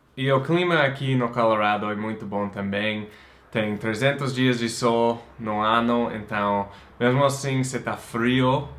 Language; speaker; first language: Portuguese; non-native, fluent; English